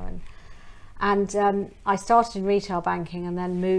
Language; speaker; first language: English; native; English